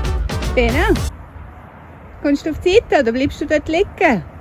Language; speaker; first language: German; native; German